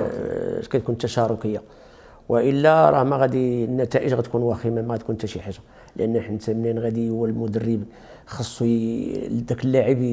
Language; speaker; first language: Arabic; native; Arabic